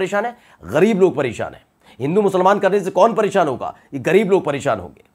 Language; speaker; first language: Hindi; native; Hindi